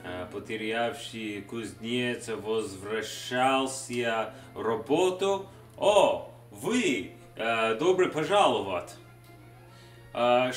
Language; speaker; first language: Russian; non-native, learner; English